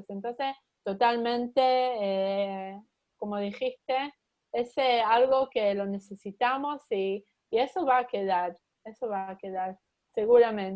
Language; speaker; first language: Spanish; early bilingual, heritage; Spanish